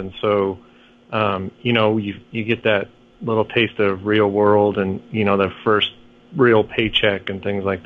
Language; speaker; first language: English; native; English